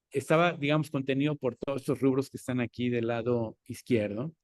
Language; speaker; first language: Spanish; native; Spanish